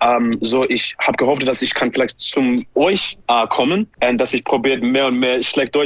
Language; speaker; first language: German; non-native, learner; English